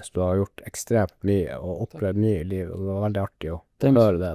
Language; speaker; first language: Norwegian; native; Norwegian